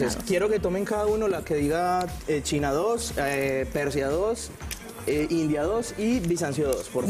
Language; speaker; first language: Spanish; native; Spanish